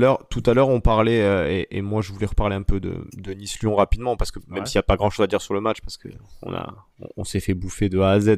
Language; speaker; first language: French; native; French